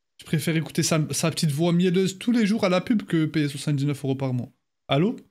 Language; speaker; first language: French; native; French